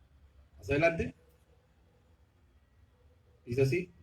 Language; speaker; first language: Spanish; native; Spanish